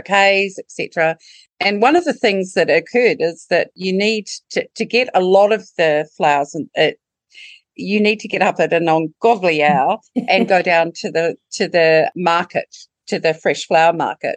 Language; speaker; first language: English; native; English